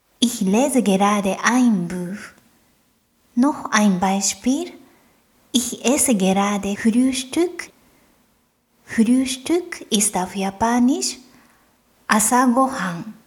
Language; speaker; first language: German; non-native, fluent; Japanese